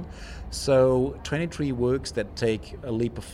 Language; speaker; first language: English; non-native, fluent; Dutch